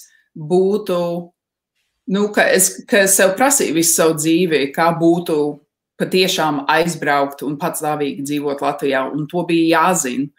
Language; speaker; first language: Latvian; early bilingual, heritage; Latvian